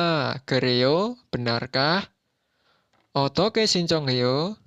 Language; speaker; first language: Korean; non-native, learner; Indonesian